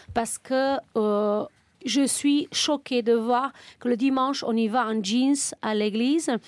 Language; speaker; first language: French; non-native, fluent; Romanian